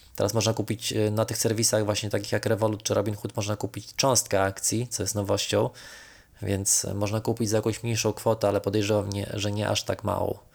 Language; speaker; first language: Polish; native; Polish